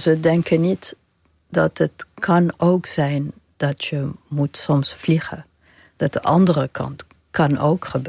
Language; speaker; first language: Dutch; non-native, fluent; Arabic